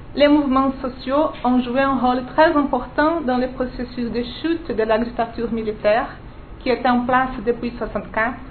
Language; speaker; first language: French; non-native, fluent; Portuguese